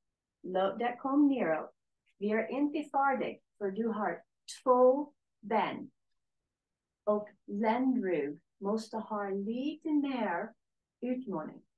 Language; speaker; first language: Swedish; non-native, learner; English